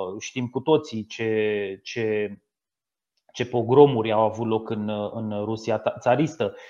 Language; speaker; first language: Romanian; native; Romanian